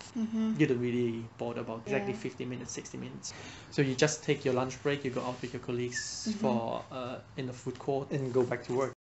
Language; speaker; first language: English; non-native, fluent; Vietnamese